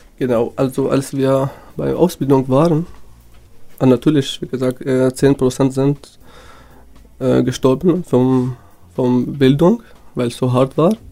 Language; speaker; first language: German; non-native, fluent; Kurdish